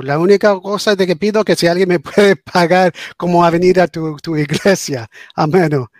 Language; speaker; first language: Spanish; early bilingual, heritage; English